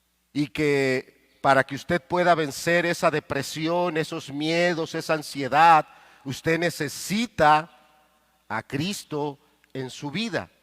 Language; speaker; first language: Spanish; native; Spanish